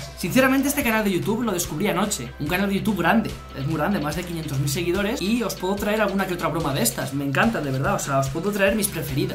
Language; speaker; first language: Spanish; native; Spanish